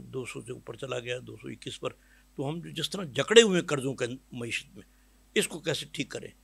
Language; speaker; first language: Urdu; native; Urdu